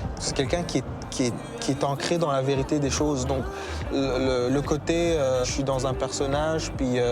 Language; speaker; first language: French; non-native, local second language; Kinyarwanda